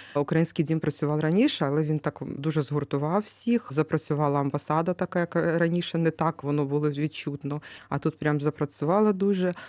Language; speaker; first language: Ukrainian; native; Ukrainian